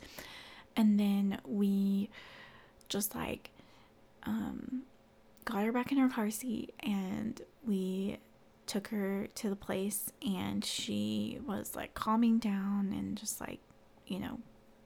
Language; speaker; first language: English; native; English